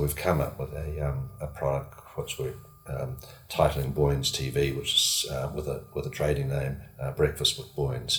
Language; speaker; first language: English; native; English